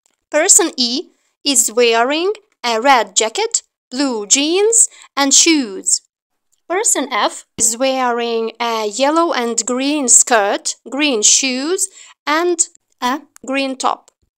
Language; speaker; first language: English; non-native, fluent; Ukrainian